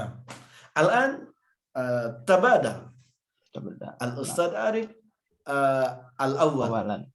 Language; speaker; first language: Arabic; non-native, fluent; Indonesian